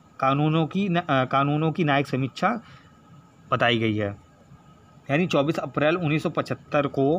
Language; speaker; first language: Hindi; native; Hindi